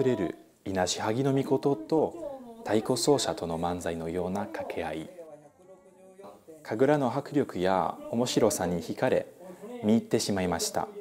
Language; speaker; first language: Japanese; non-native, fluent; French